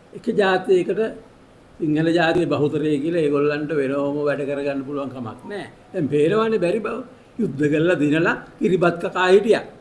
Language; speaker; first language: Sinhala; native; Sinhala